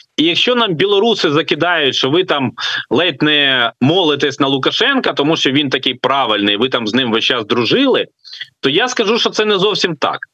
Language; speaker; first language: Ukrainian; native; Ukrainian